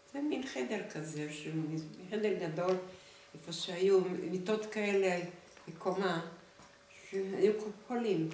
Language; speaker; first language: Hebrew; non-native, fluent; Hungarian